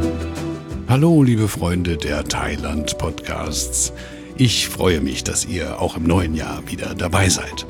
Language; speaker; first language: German; native; German